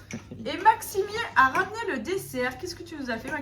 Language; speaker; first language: French; native; French